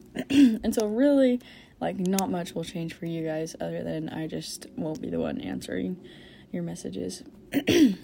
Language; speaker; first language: English; native; English